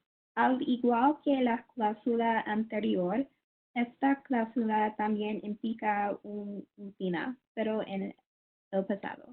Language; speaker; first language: Spanish; non-native, learner; English